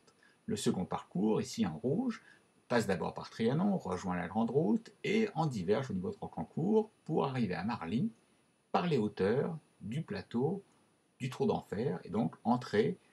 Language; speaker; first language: French; native; French